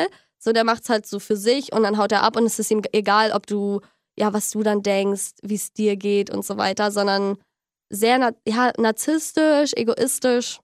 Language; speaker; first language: German; native; German